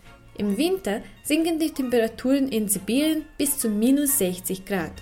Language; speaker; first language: German; non-native, fluent; Russian